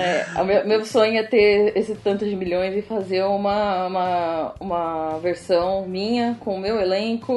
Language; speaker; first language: Portuguese; native; Portuguese